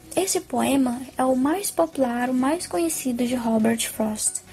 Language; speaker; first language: Portuguese; native; Portuguese